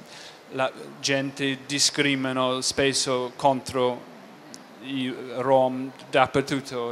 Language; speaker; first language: Italian; non-native, fluent; English